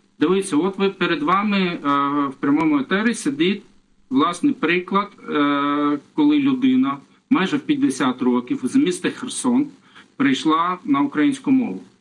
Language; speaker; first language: Ukrainian; non-native, local second language; Russian